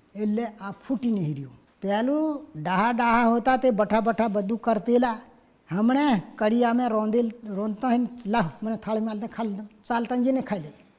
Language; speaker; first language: Gujarati; non-native, local second language; Rathawi